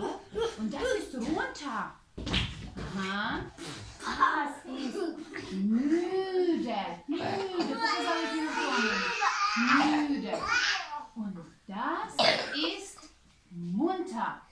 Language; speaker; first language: German; non-native, fluent; Ukrainian